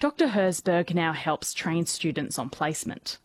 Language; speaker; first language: English; native; English